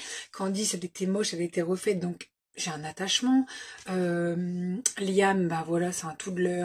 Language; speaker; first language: French; native; French